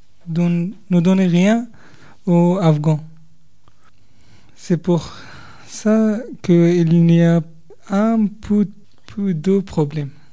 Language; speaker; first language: French; non-native, learner; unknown